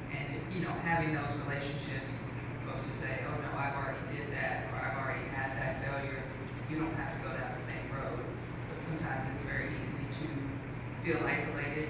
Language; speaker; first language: English; native; English